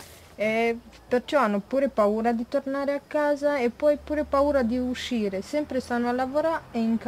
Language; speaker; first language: Italian; non-native, fluent; Romanian